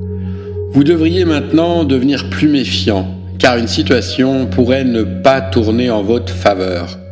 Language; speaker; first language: French; native; French